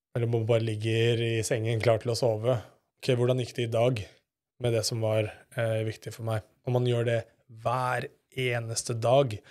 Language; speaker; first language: Norwegian; native; Norwegian